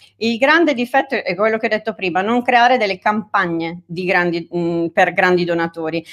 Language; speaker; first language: Italian; native; Italian